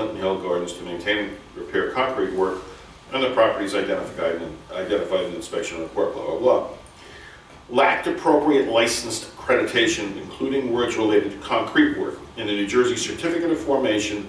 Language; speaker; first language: English; native; English